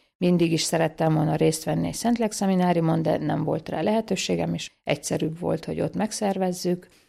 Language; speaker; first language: Hungarian; native; Hungarian